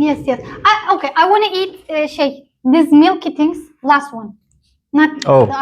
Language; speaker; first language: English; non-native, learner; Turkish